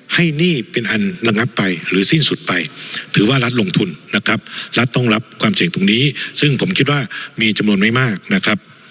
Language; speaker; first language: Thai; native; Thai